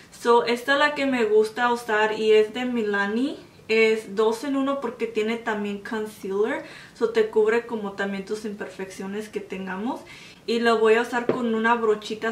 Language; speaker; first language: Spanish; early bilingual, heritage; Spanish